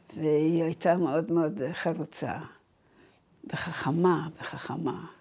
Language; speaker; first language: Hebrew; early bilingual, other home language; Persian